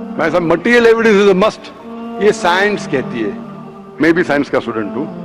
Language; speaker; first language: Hindi; non-native, local second language; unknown